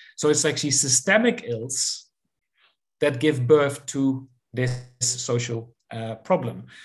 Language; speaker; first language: English; non-native, fluent; Dutch